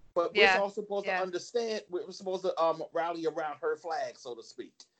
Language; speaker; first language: English; native; English